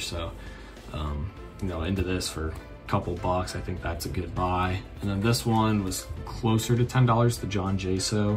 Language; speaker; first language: English; native; English